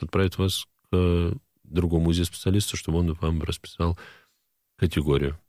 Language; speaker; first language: Russian; native; Russian